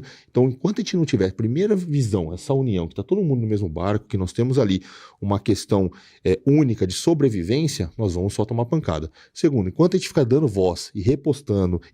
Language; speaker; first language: Portuguese; native; Portuguese